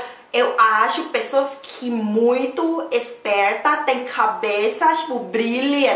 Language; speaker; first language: Portuguese; non-native, learner; Thai